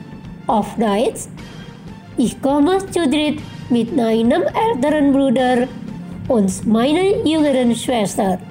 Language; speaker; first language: German; non-native, fluent; Indonesian